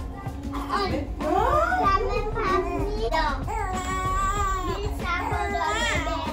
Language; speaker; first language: French; early bilingual, heritage; French